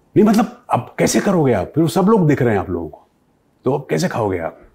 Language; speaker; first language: Hindi; native; Hindi